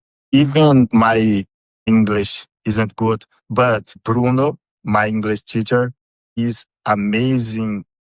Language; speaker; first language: English; non-native, learner; Portuguese